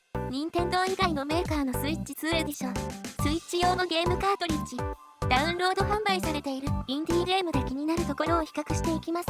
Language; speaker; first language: Japanese; native; Japanese